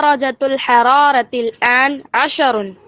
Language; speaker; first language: Arabic; non-native, learner; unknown